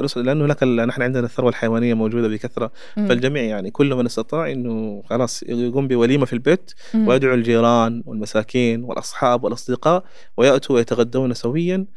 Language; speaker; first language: Arabic; non-native, local second language; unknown